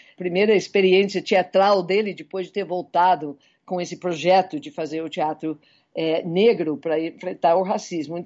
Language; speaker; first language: Portuguese; non-native, fluent; English